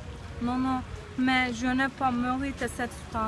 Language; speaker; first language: French; non-native, learner; Turkish